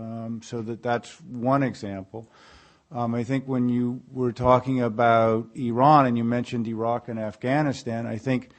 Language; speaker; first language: English; native; English